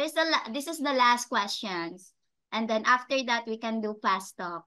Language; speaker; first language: English; non-native, learner; Cebuano